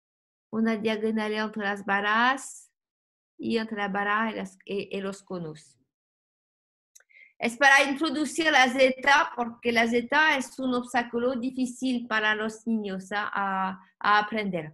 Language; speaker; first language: Spanish; non-native, learner; French